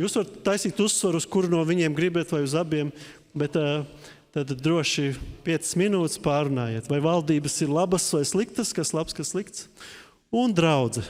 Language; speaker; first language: Latvian; native; Latvian